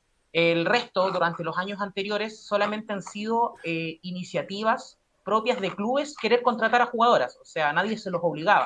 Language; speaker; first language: Spanish; native; Spanish